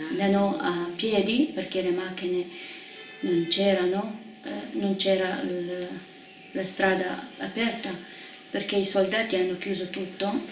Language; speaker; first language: Italian; non-native, fluent; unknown